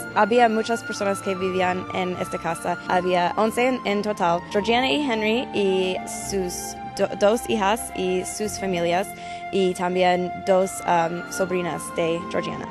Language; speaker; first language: Spanish; early bilingual, heritage; Spanish